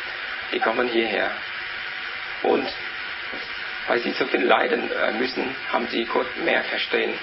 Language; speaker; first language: German; non-native, learner; Vietnamese